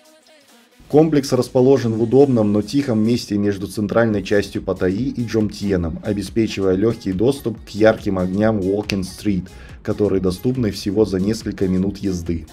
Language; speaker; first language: Russian; native; Russian